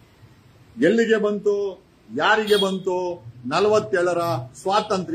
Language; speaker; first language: Kannada; native; Kannada